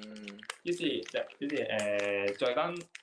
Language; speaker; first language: Cantonese; non-native, learner; Japanese